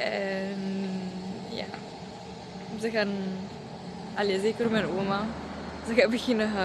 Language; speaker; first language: Dutch; early bilingual, other home language; Romanian